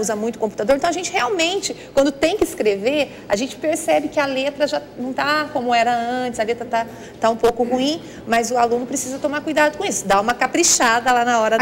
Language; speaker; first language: Portuguese; native; Portuguese